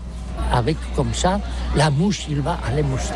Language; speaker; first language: French; non-native, learner; Catalan